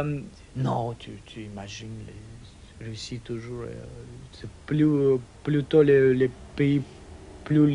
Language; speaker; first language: French; non-native, fluent; Russian